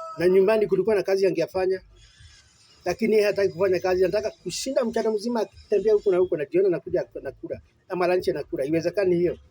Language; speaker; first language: Swahili; non-native, local second language; Kikuyu